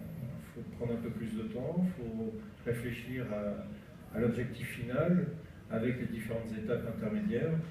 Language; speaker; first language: French; native; French